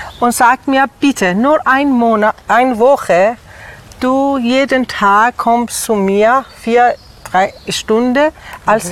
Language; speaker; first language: German; non-native, learner; Persian